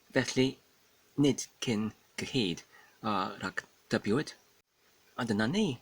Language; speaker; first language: Welsh; non-native, learner; Polish